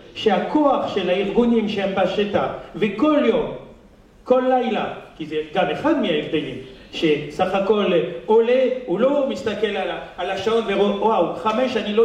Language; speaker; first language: Hebrew; non-native, fluent; French